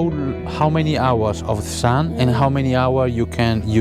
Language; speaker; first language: English; non-native, learner; Spanish